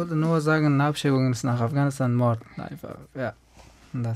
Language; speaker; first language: German; non-native, fluent; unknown